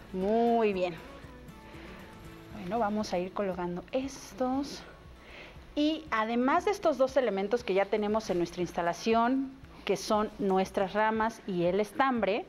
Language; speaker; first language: Spanish; native; Spanish